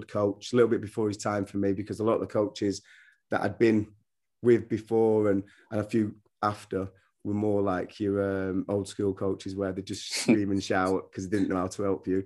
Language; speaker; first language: English; native; English